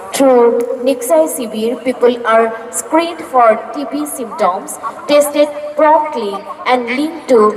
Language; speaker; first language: English; non-native, local second language; Assamese